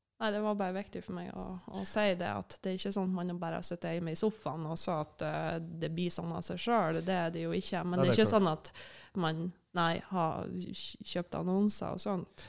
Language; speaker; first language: Norwegian; native; Norwegian